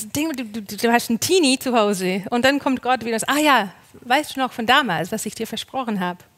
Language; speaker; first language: German; non-native, fluent; English